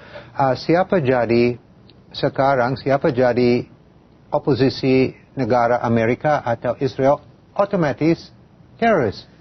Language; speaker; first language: Indonesian; non-native, fluent; English